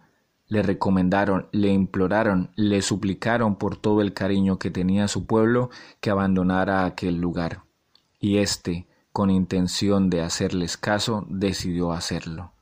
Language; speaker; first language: Spanish; native; Spanish